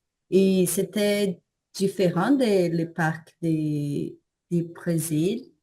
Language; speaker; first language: French; non-native, learner; Portuguese